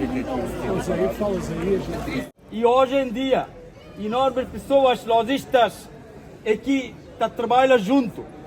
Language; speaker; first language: Portuguese; non-native, local second language; Bangla